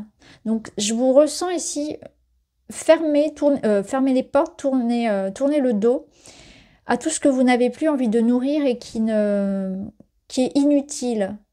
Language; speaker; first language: French; native; French